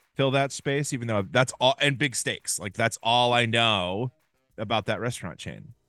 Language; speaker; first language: English; native; English